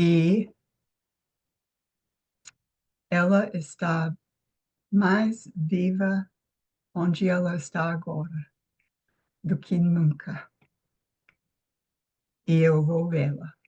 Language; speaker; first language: Portuguese; non-native, fluent; English